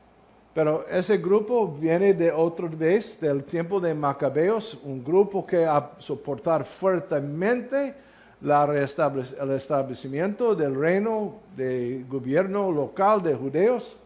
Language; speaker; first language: Spanish; non-native, learner; English